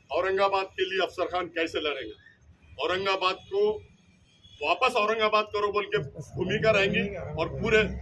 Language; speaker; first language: Hindi; non-native, local second language; Urdu